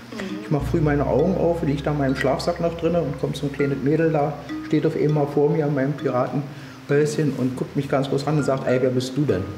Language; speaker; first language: German; native; German